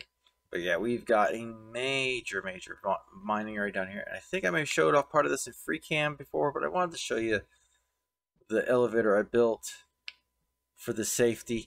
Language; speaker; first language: English; native; English